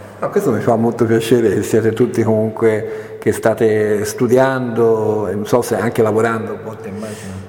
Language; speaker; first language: Italian; native; Italian